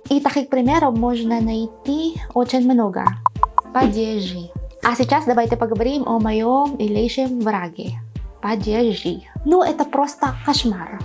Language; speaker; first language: Russian; non-native, learner; Filipino